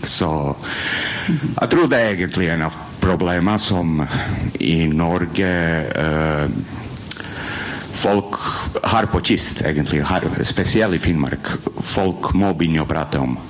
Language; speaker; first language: Norwegian; non-native, fluent; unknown